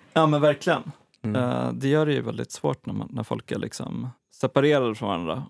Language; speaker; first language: Swedish; native; Swedish